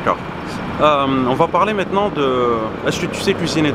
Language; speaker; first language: French; native; French